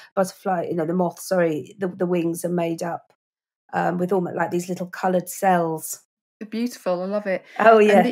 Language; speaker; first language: English; native; English